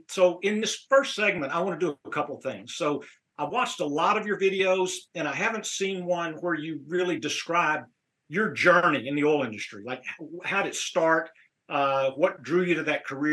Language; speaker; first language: English; native; English